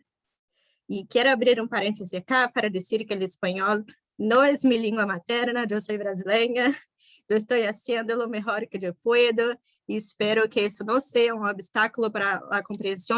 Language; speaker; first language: Spanish; non-native, fluent; Portuguese